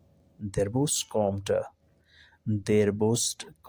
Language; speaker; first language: German; non-native, learner; Urdu